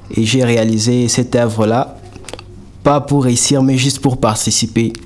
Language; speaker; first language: French; non-native, local second language; Swahili